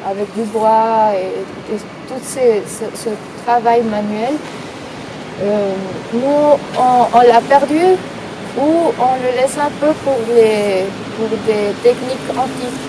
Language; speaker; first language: French; non-native, fluent; Spanish